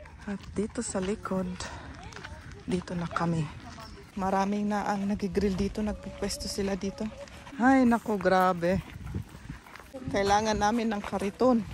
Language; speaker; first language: Filipino; native; Filipino